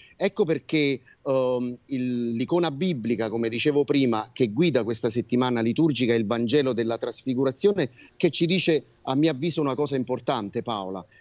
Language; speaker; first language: Italian; native; Italian